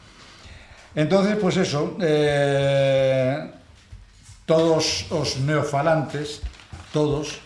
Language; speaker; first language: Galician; non-native, local second language; Spanish